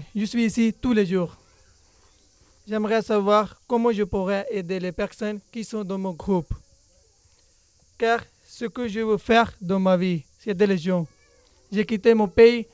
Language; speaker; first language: French; non-native, learner; Urdu